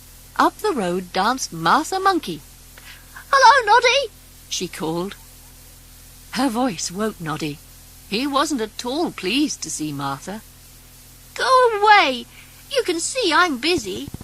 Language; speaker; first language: English; native; English